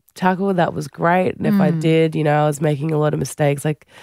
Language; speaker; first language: English; native; English